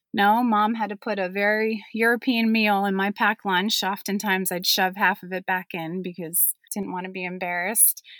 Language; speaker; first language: English; early bilingual, other home language; German